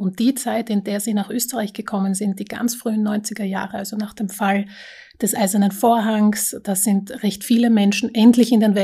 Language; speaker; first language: German; early bilingual, other home language; Slovak